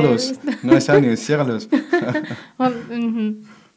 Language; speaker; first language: Spanish; non-native, learner; Berber languages